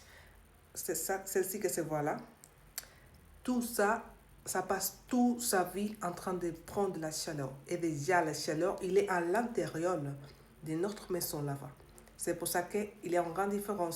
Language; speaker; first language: French; non-native, learner; Spanish